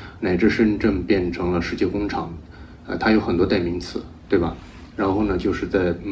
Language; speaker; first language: Chinese; native; Chinese